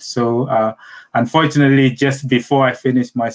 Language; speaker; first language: English; non-native, local second language; Nyanja